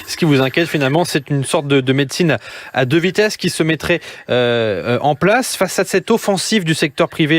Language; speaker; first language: French; native; French